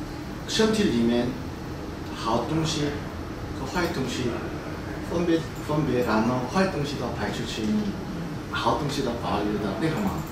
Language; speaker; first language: Chinese; non-native, fluent; Korean